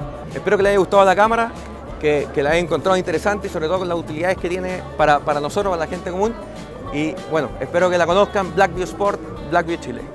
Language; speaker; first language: Spanish; native; Spanish